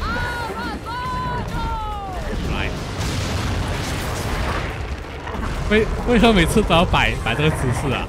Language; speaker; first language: Chinese; native; Chinese